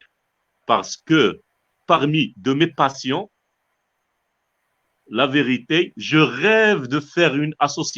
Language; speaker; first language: French; non-native, local second language; Arabic